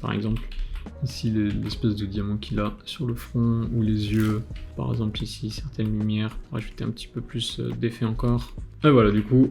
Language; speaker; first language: French; native; French